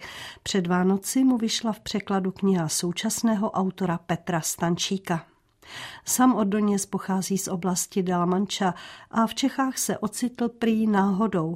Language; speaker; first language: Czech; native; Czech